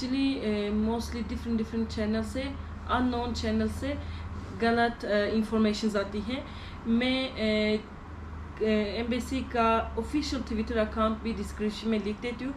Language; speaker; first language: Hindi; non-native, learner; Turkish